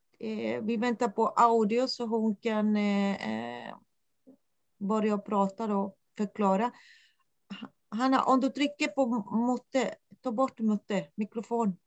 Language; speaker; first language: Swedish; non-native, fluent; Spanish